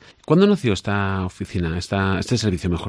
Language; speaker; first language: Spanish; native; Spanish